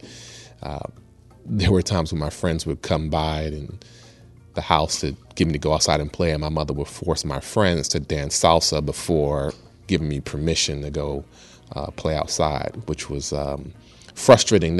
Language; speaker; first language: English; early bilingual, other home language; Spanish